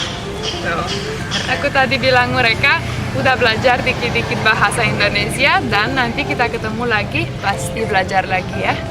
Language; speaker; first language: Indonesian; non-native, fluent; Romanian